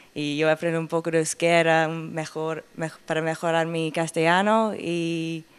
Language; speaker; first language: Spanish; non-native, learner; English